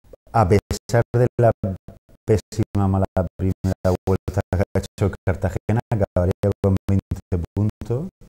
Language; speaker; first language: Spanish; native; Spanish